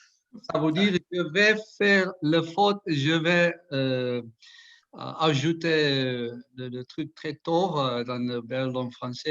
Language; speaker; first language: French; non-native, learner; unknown